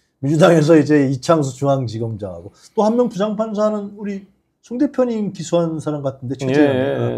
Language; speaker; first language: Korean; native; Korean